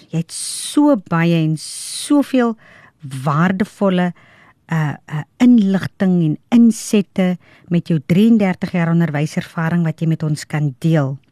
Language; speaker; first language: Afrikaans; native; Afrikaans